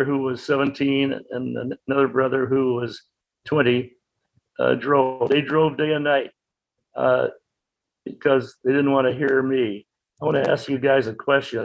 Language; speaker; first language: English; native; English